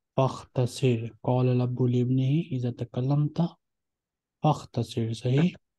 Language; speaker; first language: Arabic; non-native, fluent; Urdu